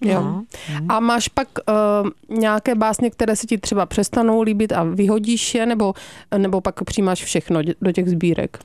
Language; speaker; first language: Czech; native; Czech